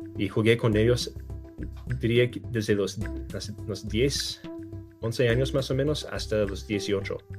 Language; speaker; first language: Spanish; non-native, fluent; English